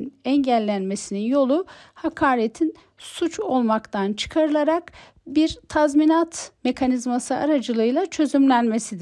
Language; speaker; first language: Turkish; native; Turkish